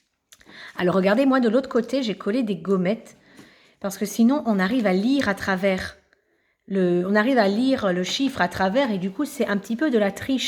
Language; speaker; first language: French; native; French